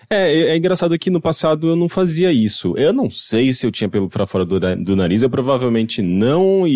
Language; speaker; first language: Portuguese; native; Portuguese